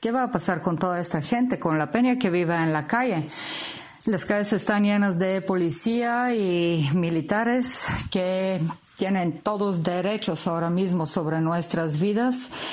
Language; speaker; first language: Spanish; non-native, fluent; Bulgarian